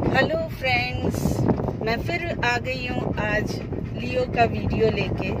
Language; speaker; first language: Hindi; non-native, local second language; Bangla